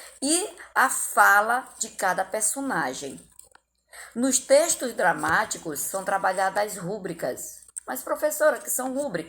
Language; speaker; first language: Portuguese; native; Portuguese